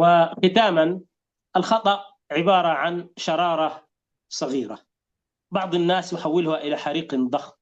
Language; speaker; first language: Arabic; native; Arabic